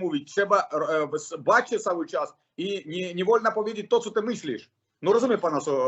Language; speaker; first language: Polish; non-native, learner; Russian